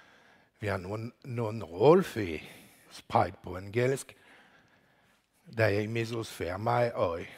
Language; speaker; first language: Danish; non-native, learner; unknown